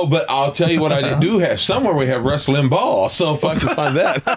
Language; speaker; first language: English; native; English